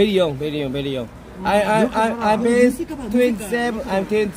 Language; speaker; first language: English; non-native, learner; Korean